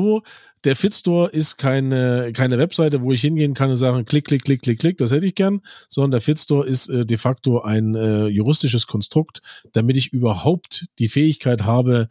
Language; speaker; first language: German; native; German